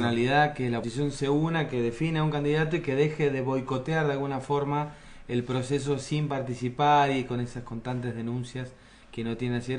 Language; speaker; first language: Spanish; native; Spanish